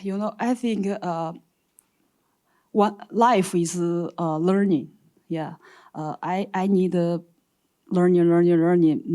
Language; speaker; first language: English; non-native, learner; Chinese